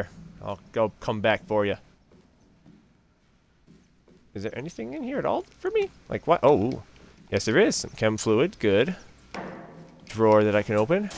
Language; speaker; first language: English; native; English